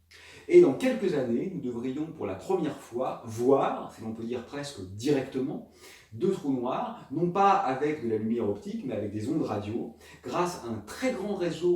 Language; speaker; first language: French; native; French